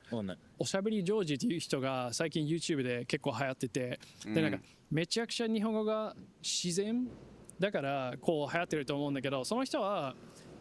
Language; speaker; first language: Japanese; non-native, fluent; English